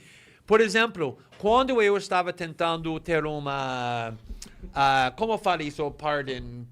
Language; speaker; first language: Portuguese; non-native, fluent; English